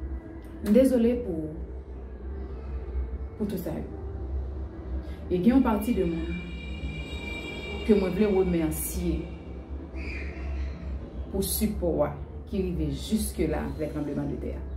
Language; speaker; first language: French; non-native, learner; Haitian Creole